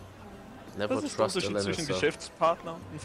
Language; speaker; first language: German; native; German